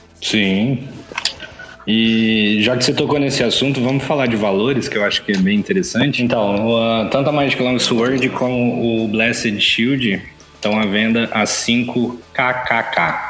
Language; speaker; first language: Portuguese; native; Portuguese